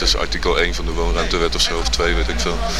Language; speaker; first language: Dutch; native; Dutch